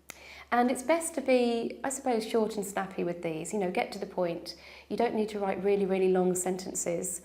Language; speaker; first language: English; native; English